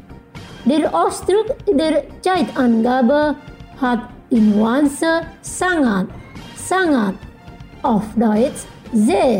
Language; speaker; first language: German; non-native, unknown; Indonesian